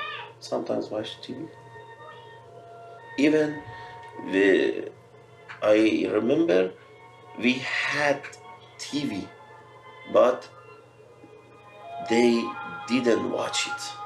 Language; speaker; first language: English; non-native, learner; Persian